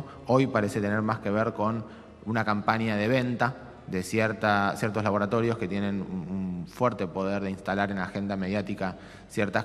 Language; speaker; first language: Spanish; native; Spanish